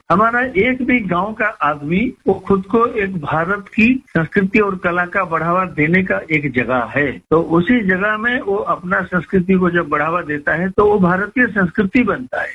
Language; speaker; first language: Hindi; non-native, local second language; Odia